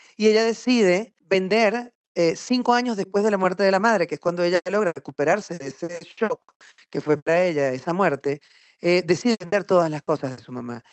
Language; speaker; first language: Spanish; native; Spanish